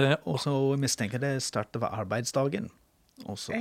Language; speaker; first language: Norwegian; non-native, fluent; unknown